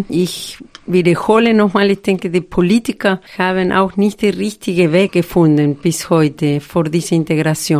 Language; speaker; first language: German; non-native, fluent; Spanish